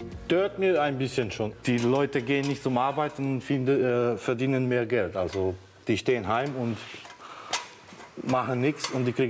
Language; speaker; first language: German; non-native, fluent; Romanian